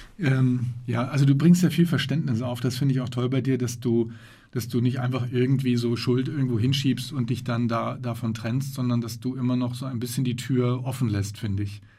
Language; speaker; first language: German; native; German